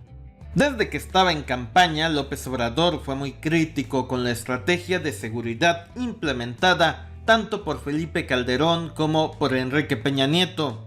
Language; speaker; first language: Spanish; native; Spanish